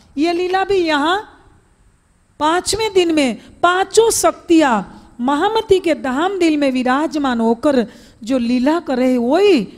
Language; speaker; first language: Hindi; non-native, local second language; Gujarati